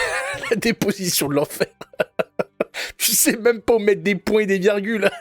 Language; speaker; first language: French; native; French